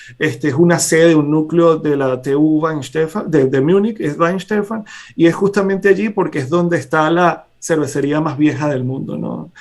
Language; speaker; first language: Spanish; native; Spanish